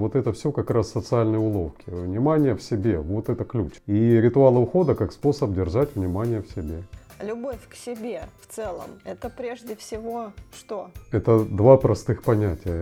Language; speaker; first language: Russian; native; Russian